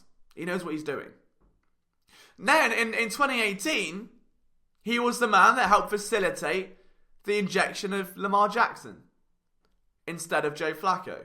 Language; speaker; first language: English; native; English